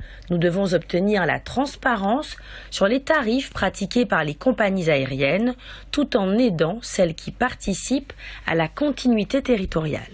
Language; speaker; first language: French; native; French